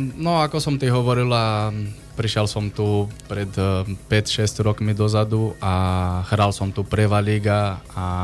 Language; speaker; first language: Slovak; non-native, learner; Portuguese